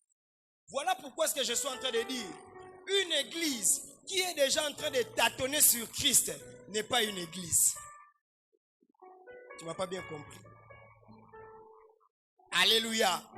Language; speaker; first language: French; non-native, local second language; Lingala